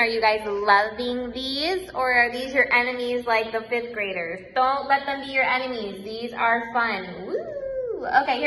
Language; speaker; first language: English; native; English